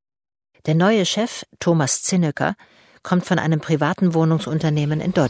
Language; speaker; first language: German; native; German